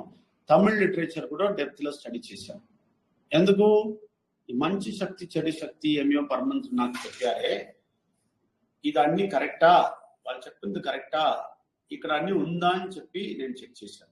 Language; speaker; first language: Telugu; non-native, learner; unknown